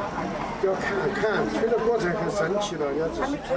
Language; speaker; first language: Chinese; native; Chinese